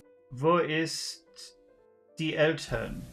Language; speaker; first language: German; non-native, learner; English